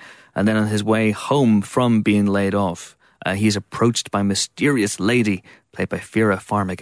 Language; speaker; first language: English; native; English